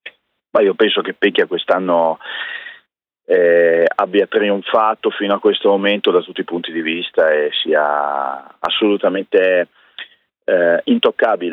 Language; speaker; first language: Italian; native; Italian